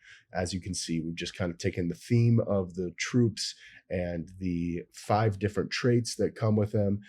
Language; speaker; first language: English; native; English